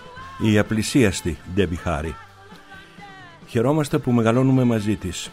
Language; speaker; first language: Greek; native; Greek